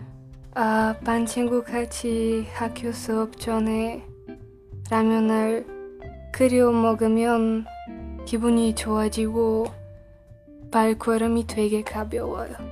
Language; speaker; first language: Korean; non-native, learner; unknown